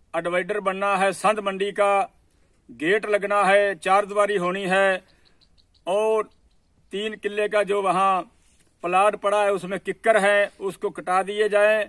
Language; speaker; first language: Hindi; native; Hindi